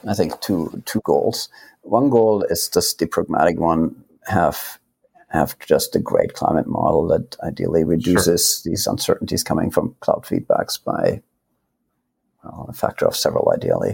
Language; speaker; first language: English; non-native, fluent; Finnish